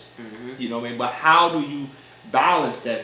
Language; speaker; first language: English; native; English